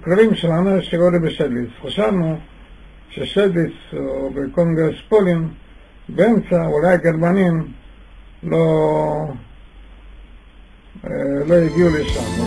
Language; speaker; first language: Hebrew; non-native, fluent; Yiddish